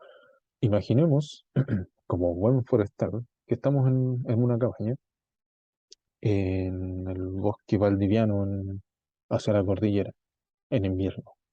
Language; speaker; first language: Spanish; native; Spanish